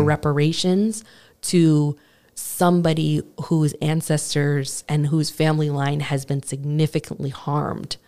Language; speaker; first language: English; native; English